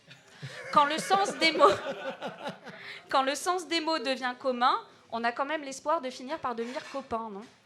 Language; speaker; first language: French; native; French